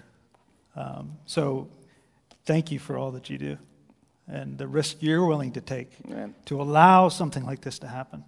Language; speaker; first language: English; native; English